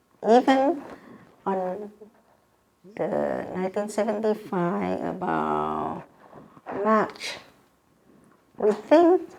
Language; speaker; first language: English; non-native, learner; Vietnamese